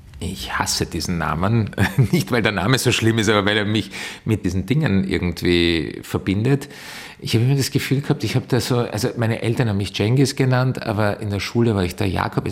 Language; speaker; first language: German; early bilingual, heritage; German